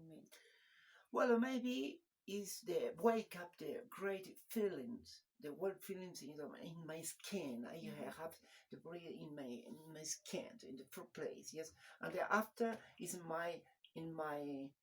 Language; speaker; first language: English; non-native, learner; Spanish